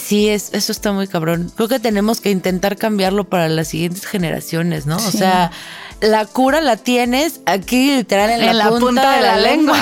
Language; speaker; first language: Spanish; native; Spanish